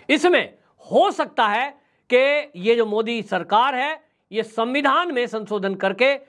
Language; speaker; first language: Hindi; native; Hindi